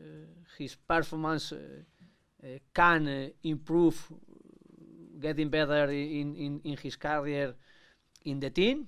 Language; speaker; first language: English; non-native, learner; Spanish